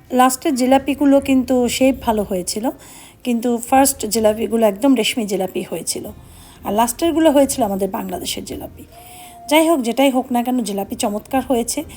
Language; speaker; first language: Bangla; native; Bangla